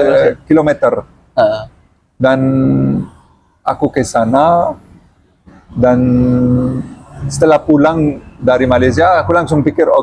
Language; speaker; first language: Indonesian; non-native, learner; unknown